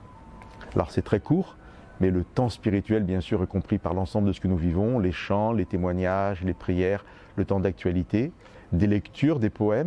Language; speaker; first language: French; native; French